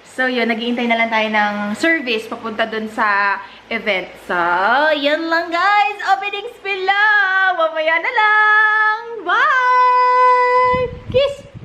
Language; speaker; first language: Filipino; native; Filipino